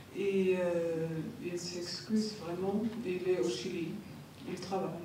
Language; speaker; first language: French; non-native, fluent; German